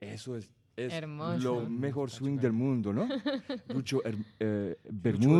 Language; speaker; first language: Spanish; non-native, fluent; French